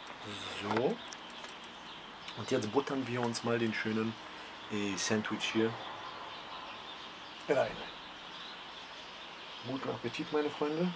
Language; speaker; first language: German; early bilingual, other home language; Polish